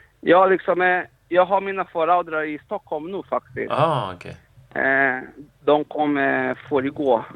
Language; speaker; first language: Swedish; non-native, fluent; Portuguese